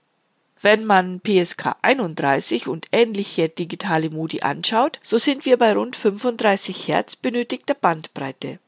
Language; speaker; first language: German; native; German